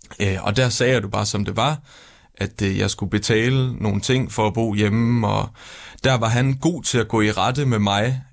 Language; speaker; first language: Danish; native; Danish